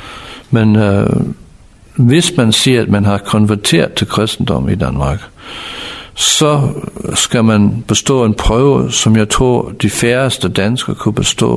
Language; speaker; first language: Danish; non-native, fluent; English